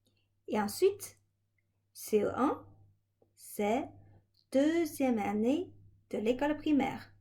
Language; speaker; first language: French; non-native, fluent; Chinese